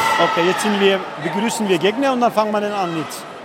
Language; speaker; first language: German; non-native, fluent; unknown